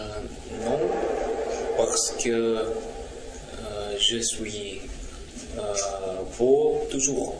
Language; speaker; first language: French; non-native, learner; Russian